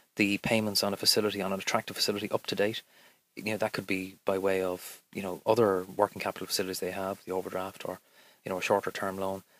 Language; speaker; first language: English; native; English